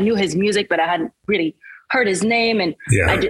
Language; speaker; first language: English; non-native, fluent; French